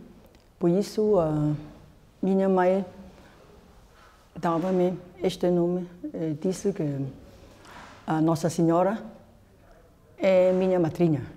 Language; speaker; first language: Portuguese; non-native, local second language; Cantonese